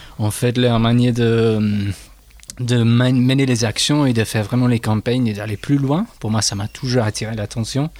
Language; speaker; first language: French; non-native, fluent; English